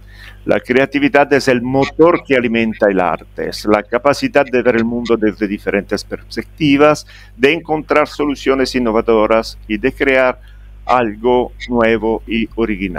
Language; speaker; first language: Spanish; non-native, fluent; Italian